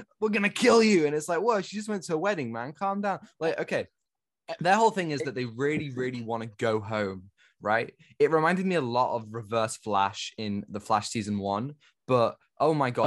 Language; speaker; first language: English; native; English